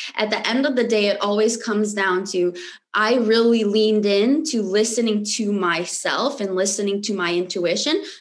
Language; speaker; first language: English; early bilingual, other home language; Romanian